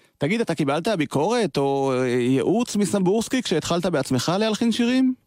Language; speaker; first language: Hebrew; native; Hebrew